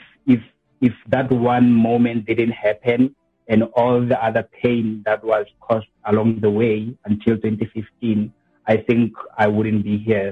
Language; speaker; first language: English; non-native, local second language; Southern Sotho